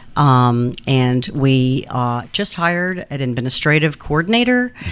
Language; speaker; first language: English; early bilingual, other home language; Spanish